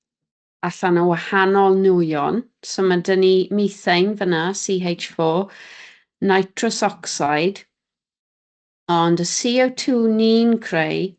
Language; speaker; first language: Welsh; native; Welsh